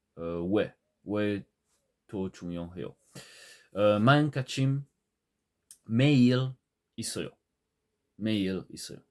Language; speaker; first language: Korean; non-native, learner; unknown